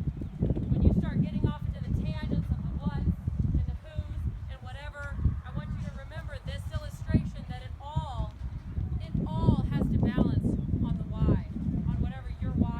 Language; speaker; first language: English; native; English